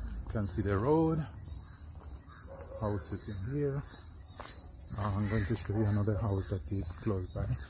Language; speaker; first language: English; non-native, fluent; Spanish